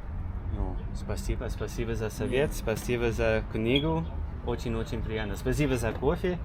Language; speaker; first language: Russian; non-native, learner; English